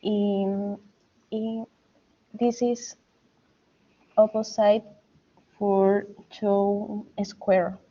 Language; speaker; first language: English; non-native, learner; Spanish